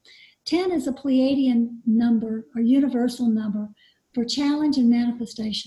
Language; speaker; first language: English; native; English